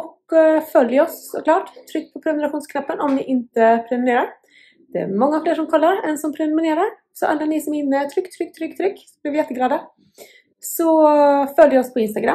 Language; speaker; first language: Swedish; native; Swedish